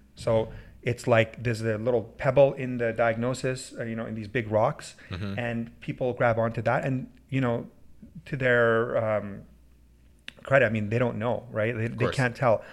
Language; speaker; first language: English; early bilingual, other home language; Persian